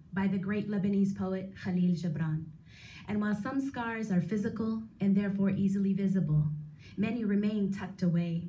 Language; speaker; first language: English; native; English